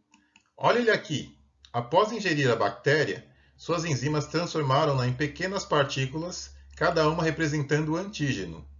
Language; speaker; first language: Portuguese; native; Portuguese